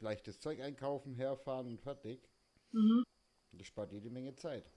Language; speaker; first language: German; native; German